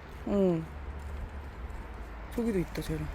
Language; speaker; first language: Korean; native; Korean